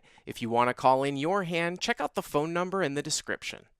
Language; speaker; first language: English; native; English